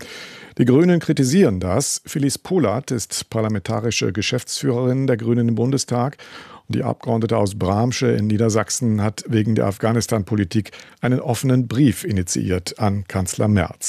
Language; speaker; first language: German; native; German